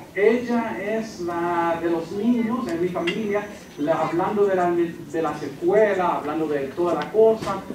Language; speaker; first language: Spanish; early bilingual, heritage; Spanish